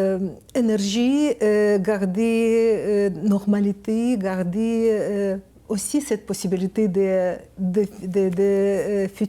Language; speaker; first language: French; non-native, learner; Ukrainian